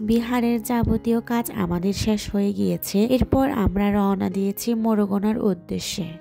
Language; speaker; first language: Bangla; non-native, local second language; Chakma